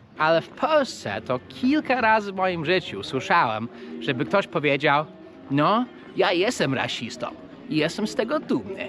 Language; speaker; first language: Polish; early bilingual, heritage; English